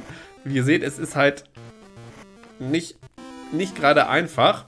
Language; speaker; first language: German; native; German